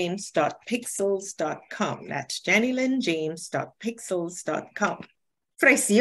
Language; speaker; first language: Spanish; non-native, learner; English